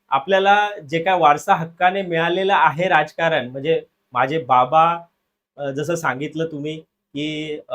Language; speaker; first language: Marathi; non-native, local second language; Hindi